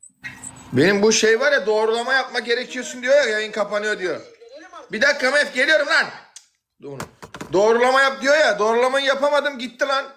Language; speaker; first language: Turkish; native; Turkish